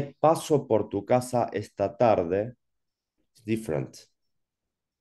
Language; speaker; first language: English; non-native, learner; Spanish